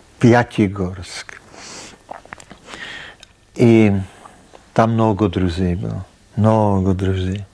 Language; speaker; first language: Russian; non-native, learner; Czech